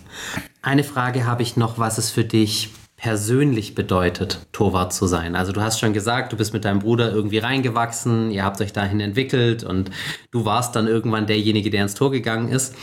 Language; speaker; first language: German; native; German